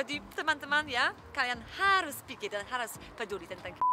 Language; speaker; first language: Indonesian; non-native, learner; Polish